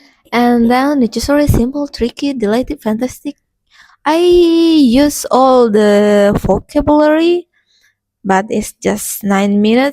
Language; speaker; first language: English; non-native, learner; Indonesian